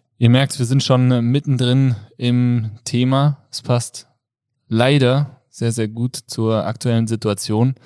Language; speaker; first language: German; native; German